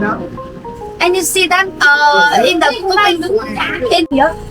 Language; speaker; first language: English; non-native, fluent; Vietnamese